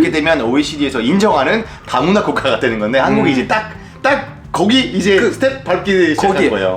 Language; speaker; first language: Korean; non-native, fluent; French